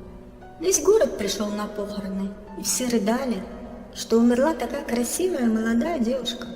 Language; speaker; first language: Russian; native; Russian